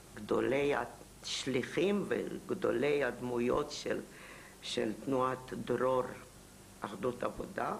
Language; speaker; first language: Hebrew; non-native, fluent; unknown